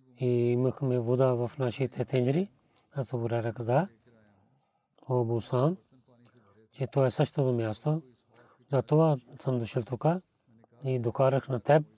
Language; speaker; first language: Bulgarian; non-native, learner; Urdu